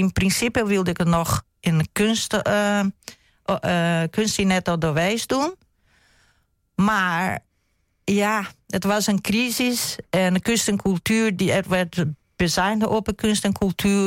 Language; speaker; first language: Dutch; non-native, fluent; Portuguese